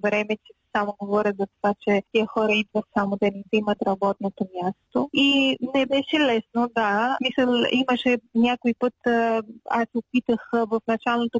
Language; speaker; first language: Bulgarian; non-native, fluent; Persian